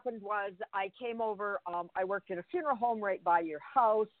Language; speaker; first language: English; native; English